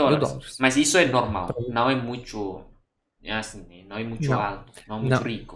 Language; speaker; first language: Portuguese; non-native, fluent; Indonesian